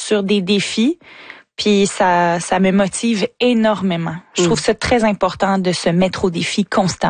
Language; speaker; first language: French; native; French